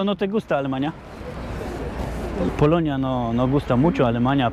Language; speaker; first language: Spanish; non-native, learner; Polish